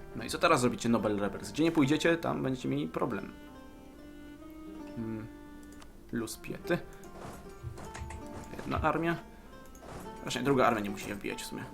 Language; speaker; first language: Polish; native; Polish